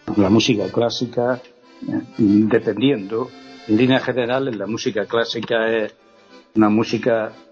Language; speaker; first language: Spanish; native; Spanish